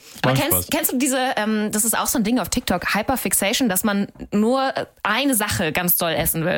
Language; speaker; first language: German; native; German